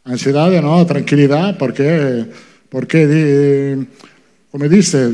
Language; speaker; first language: Portuguese; non-native, fluent; Italian